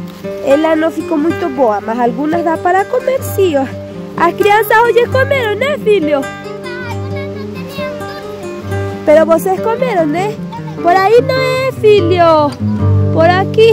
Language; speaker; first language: Portuguese; non-native, local second language; Spanish